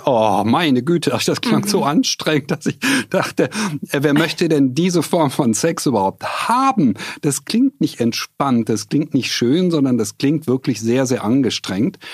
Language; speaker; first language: German; native; German